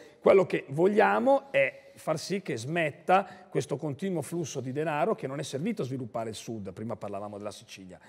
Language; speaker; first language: Italian; native; Italian